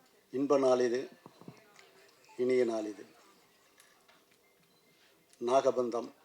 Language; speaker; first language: Tamil; native; Tamil